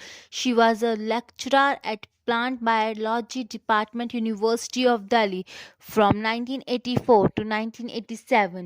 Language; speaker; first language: English; non-native, local second language; Hindi